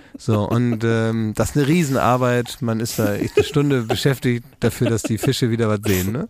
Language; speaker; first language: German; native; German